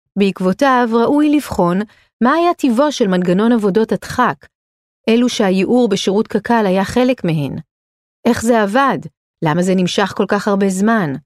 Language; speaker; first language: Hebrew; native; Hebrew